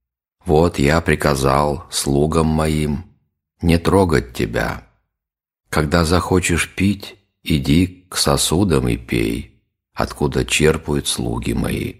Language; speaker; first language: Russian; native; Russian